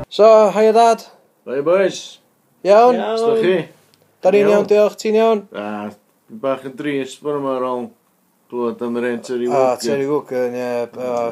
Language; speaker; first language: Welsh; native; Welsh